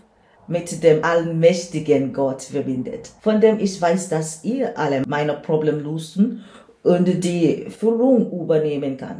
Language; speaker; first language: German; non-native, learner; English